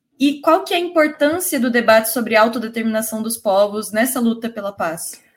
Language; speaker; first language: Portuguese; native; Portuguese